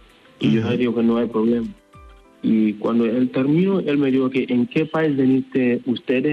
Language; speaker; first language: Spanish; non-native, learner; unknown